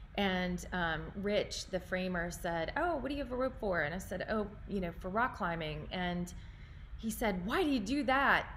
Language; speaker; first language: English; native; English